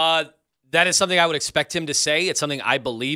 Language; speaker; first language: English; native; English